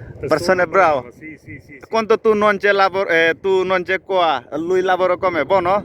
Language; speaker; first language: Italian; non-native, learner; Bangla